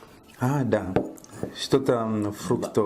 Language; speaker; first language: Russian; non-native, fluent; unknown